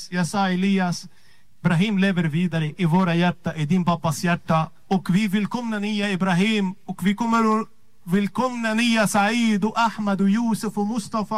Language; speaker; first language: Swedish; non-native, fluent; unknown